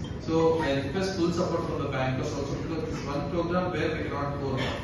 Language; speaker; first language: English; non-native, local second language; Telugu